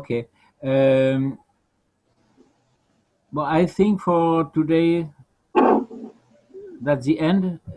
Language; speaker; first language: English; non-native, fluent; French